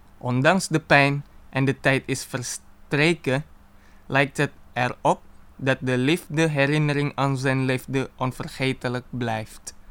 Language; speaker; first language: Dutch; non-native, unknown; Indonesian